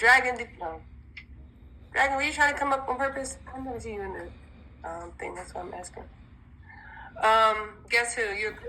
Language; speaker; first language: English; native; English